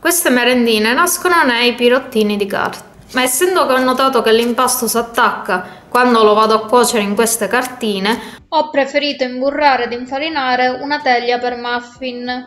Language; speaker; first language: Italian; native; Italian